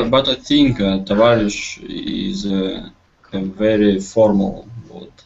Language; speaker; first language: English; non-native, learner; Russian